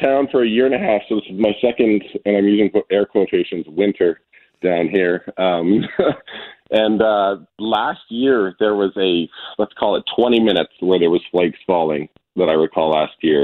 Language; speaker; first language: English; native; English